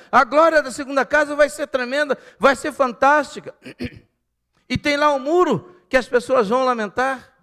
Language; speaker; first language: Portuguese; native; Portuguese